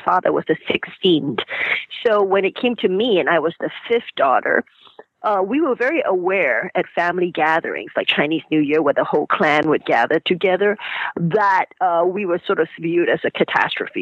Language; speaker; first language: English; non-native, local second language; Cantonese